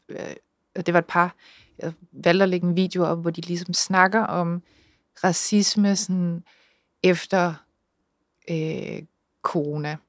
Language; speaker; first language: Danish; native; Danish